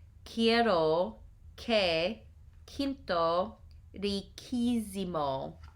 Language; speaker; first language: Spanish; non-native, learner; English